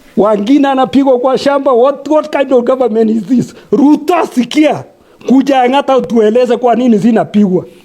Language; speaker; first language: Swahili; non-native, local second language; Kalenjin